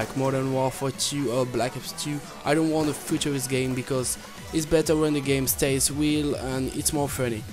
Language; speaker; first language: English; non-native, learner; French